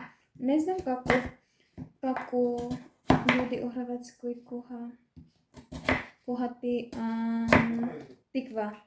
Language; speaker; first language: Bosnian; non-native, learner; Filipino